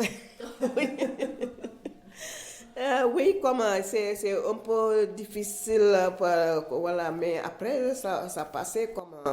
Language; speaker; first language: French; non-native, learner; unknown